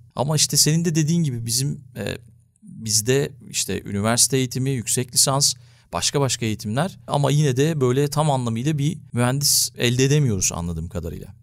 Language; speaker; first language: Turkish; early bilingual, heritage; Turkish